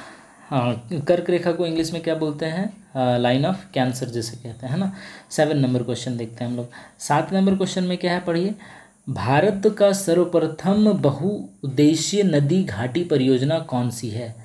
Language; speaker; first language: Hindi; native; Hindi